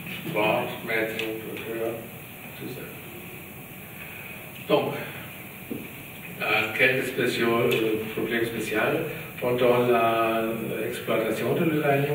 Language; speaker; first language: French; non-native, learner; German